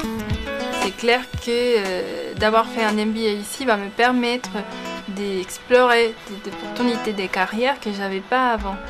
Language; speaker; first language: French; non-native, fluent; Spanish